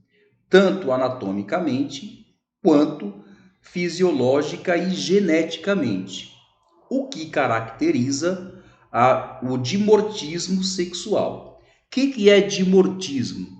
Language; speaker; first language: Portuguese; native; Portuguese